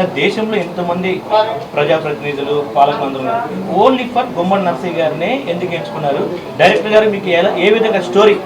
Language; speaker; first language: Telugu; native; Telugu